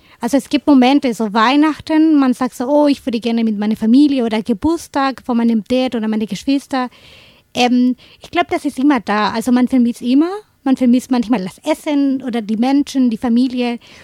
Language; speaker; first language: German; non-native, learner; Spanish